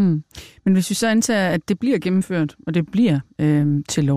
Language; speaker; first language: Danish; native; Danish